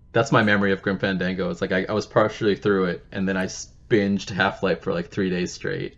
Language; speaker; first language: English; native; English